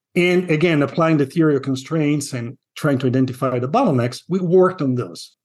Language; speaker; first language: English; non-native, fluent; Italian